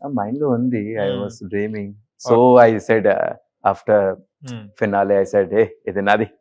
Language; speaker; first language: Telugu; non-native, learner; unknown